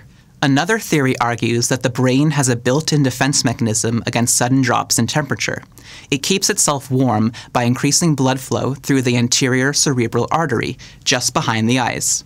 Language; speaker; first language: English; native; English